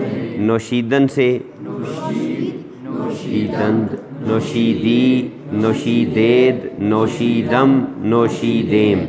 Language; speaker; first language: Persian; non-native, fluent; Urdu